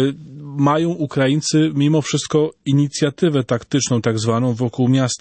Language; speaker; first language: Polish; native; Polish